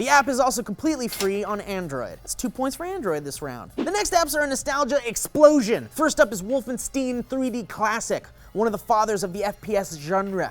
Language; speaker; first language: English; native; English